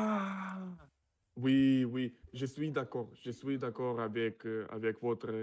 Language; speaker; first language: French; non-native, learner; Russian